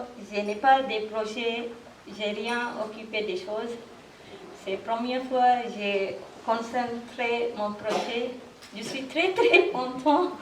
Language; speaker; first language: French; non-native, learner; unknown